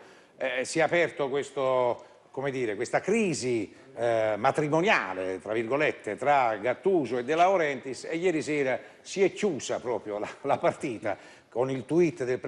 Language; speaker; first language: Italian; native; Italian